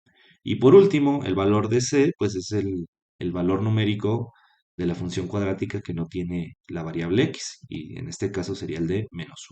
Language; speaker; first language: Spanish; native; Spanish